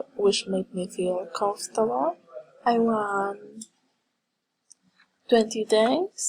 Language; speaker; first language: English; non-native, learner; Spanish